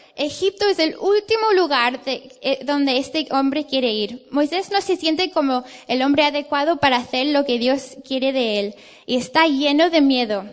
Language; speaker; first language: Spanish; non-native, fluent; English